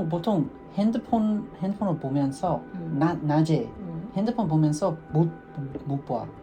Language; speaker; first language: Korean; non-native, learner; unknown